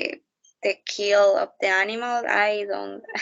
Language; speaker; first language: English; non-native, learner; Spanish